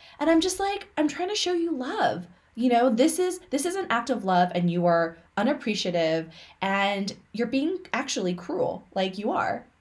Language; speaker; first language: English; early bilingual, other home language; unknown